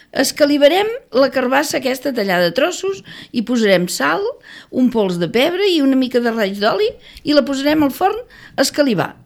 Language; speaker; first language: Catalan; native; Catalan